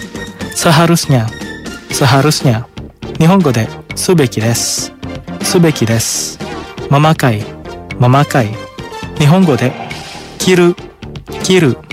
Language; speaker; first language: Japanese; non-native, fluent; Indonesian